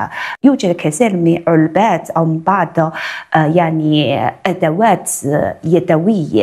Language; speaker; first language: Arabic; non-native, fluent; Chinese